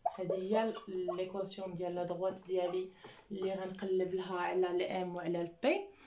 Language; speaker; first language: French; non-native, local second language; Arabic